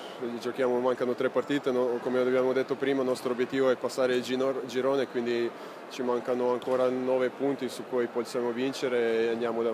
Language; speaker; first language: Italian; non-native, fluent; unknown